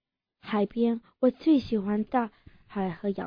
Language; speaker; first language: Chinese; early bilingual, heritage; English